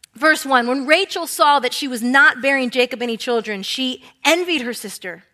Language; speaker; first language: English; native; English